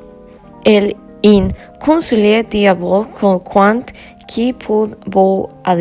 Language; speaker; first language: French; non-native, learner; Spanish